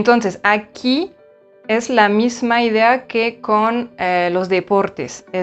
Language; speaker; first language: Spanish; non-native, fluent; French